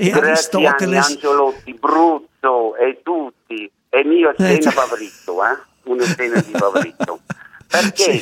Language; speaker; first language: Italian; non-native, learner; German